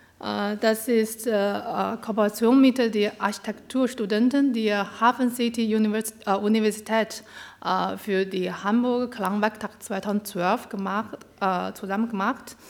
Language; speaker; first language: German; non-native, learner; Chinese